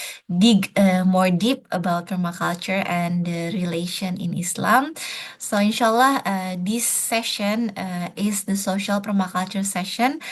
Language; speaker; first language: English; non-native, fluent; Indonesian